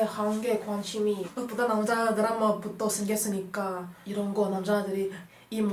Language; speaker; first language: Korean; non-native, learner; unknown